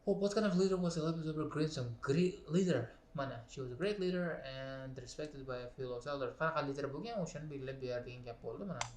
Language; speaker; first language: English; non-native, learner; Uzbek